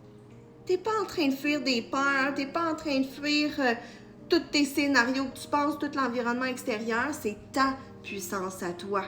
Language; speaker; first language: French; native; French